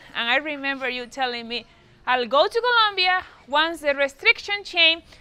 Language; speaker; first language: English; non-native, fluent; Spanish